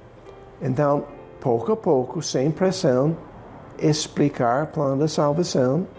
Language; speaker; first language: Portuguese; non-native, fluent; English